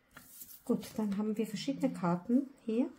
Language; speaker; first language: German; non-native, fluent; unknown